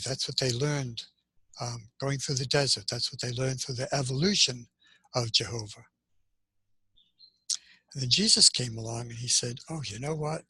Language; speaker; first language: English; native; English